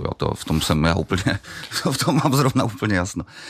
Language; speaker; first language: Czech; native; Czech